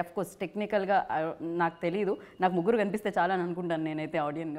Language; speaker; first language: Telugu; native; Telugu